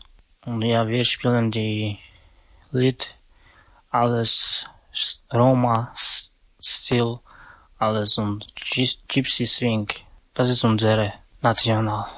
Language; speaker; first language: German; non-native, learner; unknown